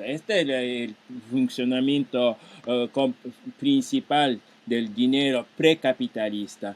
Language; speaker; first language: Spanish; non-native, fluent; Japanese